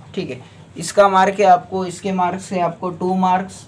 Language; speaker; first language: Hindi; non-native, local second language; Marathi